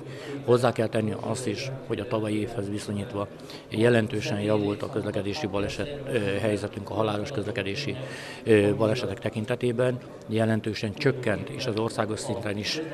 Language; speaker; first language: Hungarian; native; Hungarian